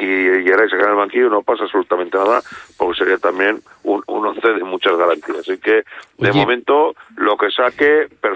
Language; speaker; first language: Spanish; native; Spanish